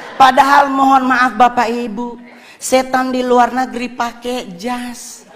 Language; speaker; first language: Indonesian; native; Indonesian